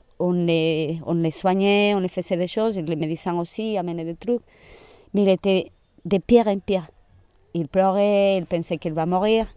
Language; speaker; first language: French; non-native, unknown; Spanish